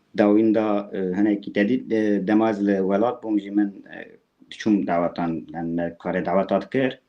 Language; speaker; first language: Kurdish; native; Kurdish